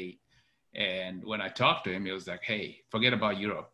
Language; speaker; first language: English; non-native, local second language; Kalenjin